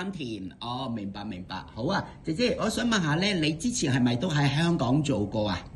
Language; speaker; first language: Cantonese; native; Cantonese